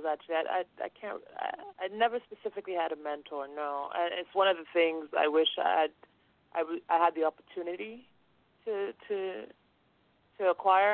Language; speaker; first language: English; non-native, local second language; Yoruba